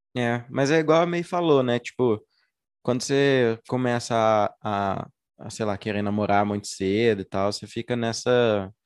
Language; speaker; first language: Portuguese; native; Portuguese